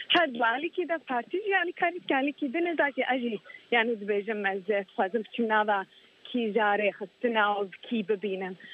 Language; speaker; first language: Kurdish; early bilingual, heritage; Kurdish